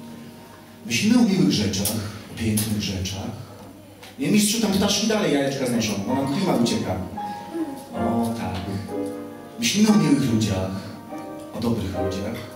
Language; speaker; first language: Polish; native; Polish